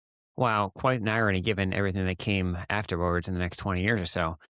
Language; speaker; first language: English; native; English